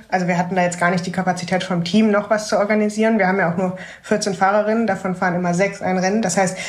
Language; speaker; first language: German; native; German